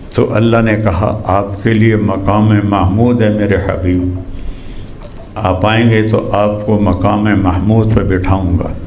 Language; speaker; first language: Urdu; non-native, local second language; Saraiki